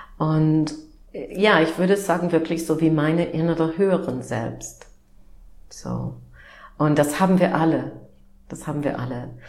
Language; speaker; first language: German; non-native, fluent; English